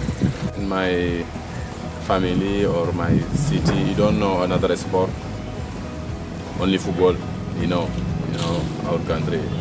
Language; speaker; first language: English; non-native, learner; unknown